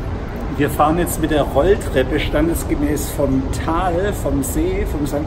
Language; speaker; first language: German; native; German